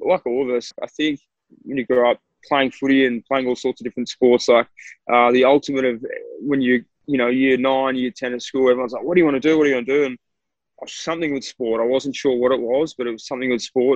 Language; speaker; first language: English; native; English